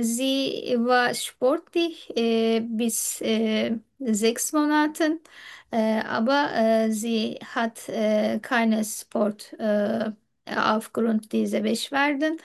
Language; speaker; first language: German; non-native, learner; Turkish